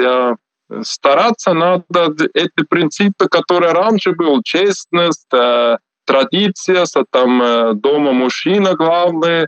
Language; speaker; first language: Russian; non-native, learner; Swiss German